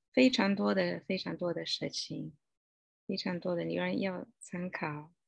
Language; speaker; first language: Chinese; non-native, fluent; Italian